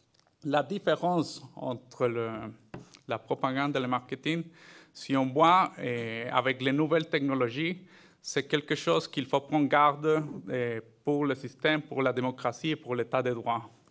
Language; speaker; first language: French; non-native, fluent; Spanish